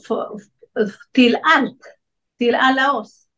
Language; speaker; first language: Swedish; non-native, learner; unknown